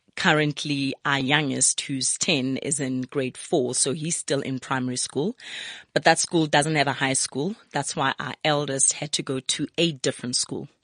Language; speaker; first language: English; non-native, local second language; Zulu